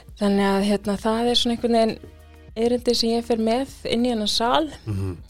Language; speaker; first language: Icelandic; early bilingual, other home language; English